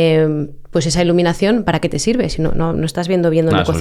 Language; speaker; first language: Spanish; native; Spanish